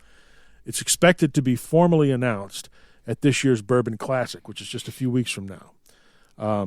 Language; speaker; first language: English; native; English